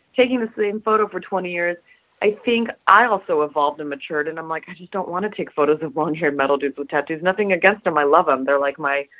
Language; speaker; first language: English; early bilingual, other home language; Polish